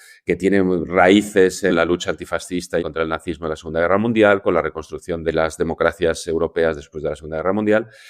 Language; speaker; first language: Spanish; native; Spanish